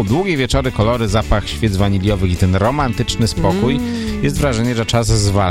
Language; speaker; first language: Polish; native; Polish